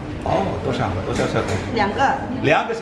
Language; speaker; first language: Chinese; non-native, learner; English